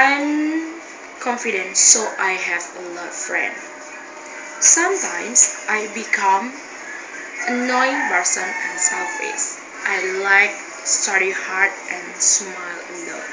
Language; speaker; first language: English; non-native, learner; Indonesian